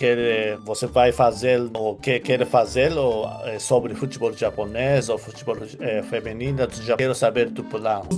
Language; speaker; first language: Portuguese; non-native, learner; Japanese